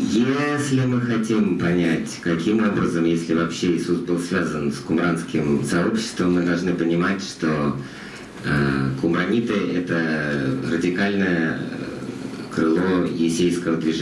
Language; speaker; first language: Russian; native; Russian